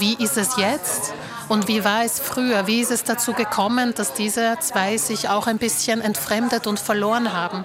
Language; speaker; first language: German; early bilingual, other home language; Slovak